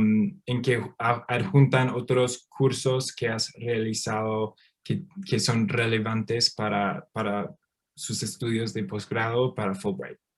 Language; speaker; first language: Spanish; non-native, fluent; English